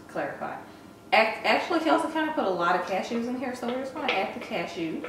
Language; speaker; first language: English; native; English